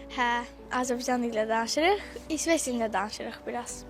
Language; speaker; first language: Azerbaijani; early bilingual, heritage; Azerbaijani